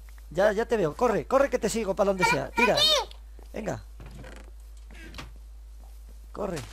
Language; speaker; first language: Spanish; native; Spanish